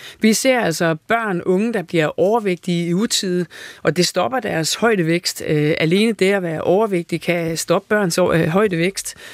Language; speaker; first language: Danish; native; Danish